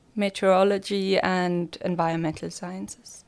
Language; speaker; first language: English; non-native, fluent; German